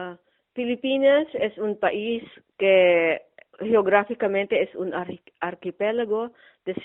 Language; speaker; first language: Spanish; non-native, fluent; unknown